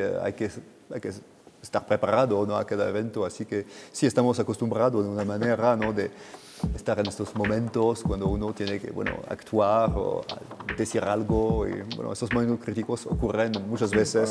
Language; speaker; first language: Spanish; non-native, fluent; French